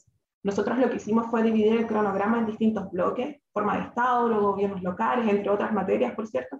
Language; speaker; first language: Spanish; native; Spanish